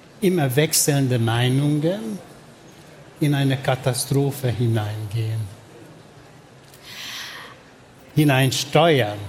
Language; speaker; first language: German; non-native, fluent; Hungarian